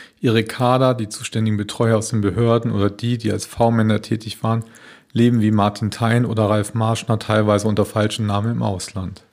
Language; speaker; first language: German; native; German